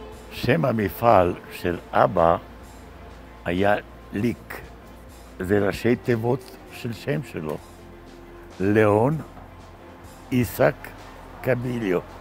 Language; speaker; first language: Hebrew; non-native, fluent; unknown